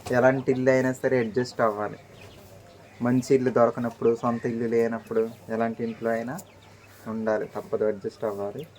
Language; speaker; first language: Telugu; native; Telugu